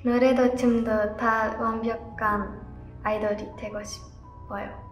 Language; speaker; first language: Korean; non-native, learner; Japanese